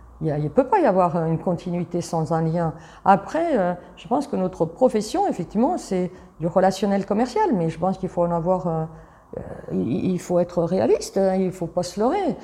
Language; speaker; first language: French; early bilingual, other home language; Italian